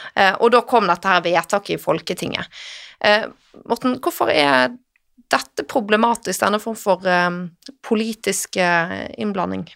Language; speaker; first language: Norwegian; native; Norwegian